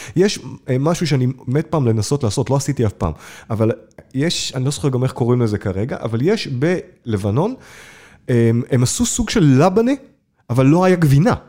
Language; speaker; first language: Hebrew; native; Hebrew